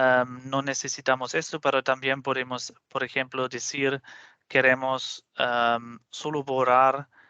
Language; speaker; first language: Spanish; non-native, fluent; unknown